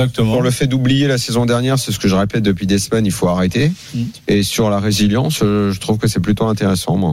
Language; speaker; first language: French; native; French